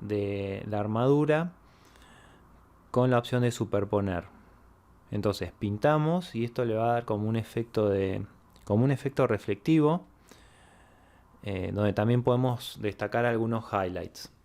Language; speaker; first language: Spanish; native; Spanish